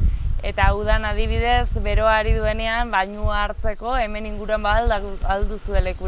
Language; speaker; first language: Basque; native; Basque